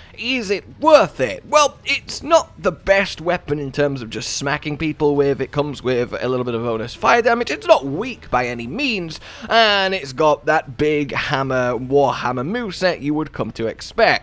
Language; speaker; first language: English; native; English